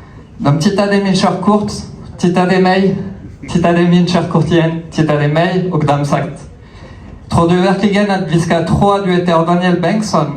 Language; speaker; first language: Swedish; non-native, fluent; French